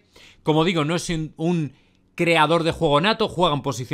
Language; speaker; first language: Spanish; native; Spanish